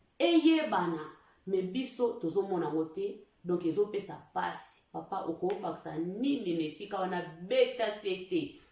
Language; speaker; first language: Lingala; early bilingual, heritage; Lingala